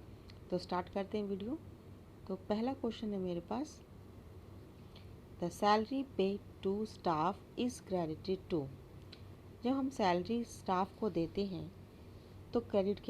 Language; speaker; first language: Hindi; native; Hindi